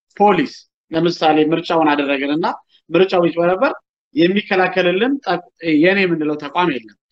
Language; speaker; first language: Amharic; native; Amharic